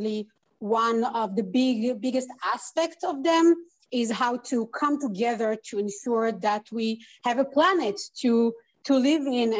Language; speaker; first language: English; non-native, fluent; Hebrew